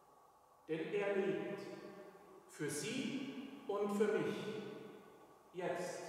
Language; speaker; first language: German; native; German